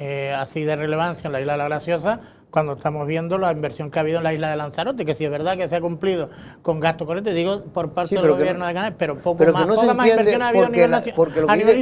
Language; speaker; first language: Spanish; native; Spanish